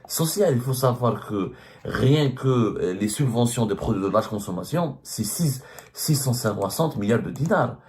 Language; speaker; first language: French; non-native, local second language; Arabic